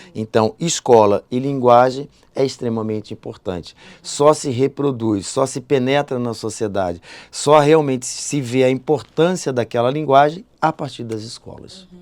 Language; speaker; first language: Portuguese; native; Portuguese